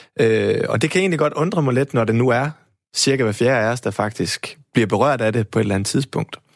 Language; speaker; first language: Danish; native; Danish